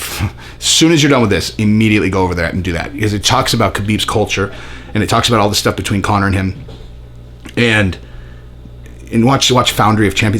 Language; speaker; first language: English; native; English